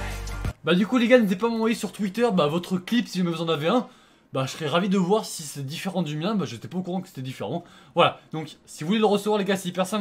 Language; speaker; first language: French; native; French